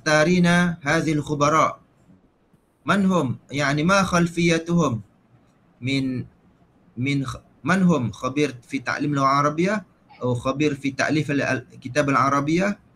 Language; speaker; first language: Arabic; non-native, fluent; Malay